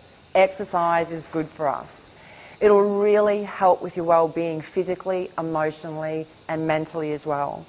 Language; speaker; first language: English; native; English